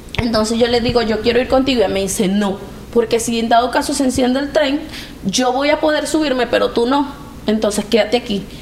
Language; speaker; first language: Spanish; native; Spanish